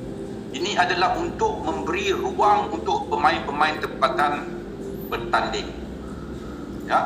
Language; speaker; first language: Indonesian; non-native, local second language; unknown